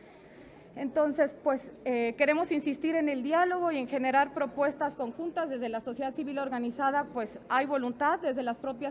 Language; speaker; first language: Spanish; native; Spanish